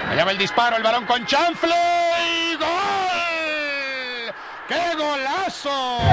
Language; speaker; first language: Spanish; native; Spanish